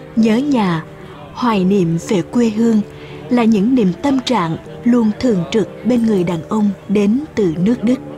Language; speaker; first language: Vietnamese; native; Vietnamese